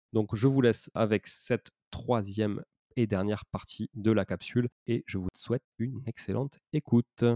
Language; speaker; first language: French; native; French